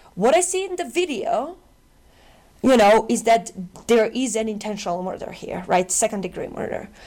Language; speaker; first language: English; non-native, fluent; Macedonian